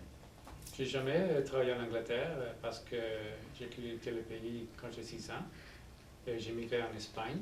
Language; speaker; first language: French; non-native, learner; English